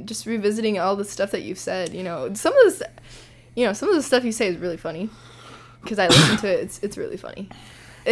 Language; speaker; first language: English; early bilingual, other home language; Spanish